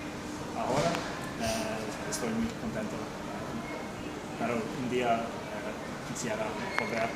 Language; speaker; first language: Spanish; non-native, learner; English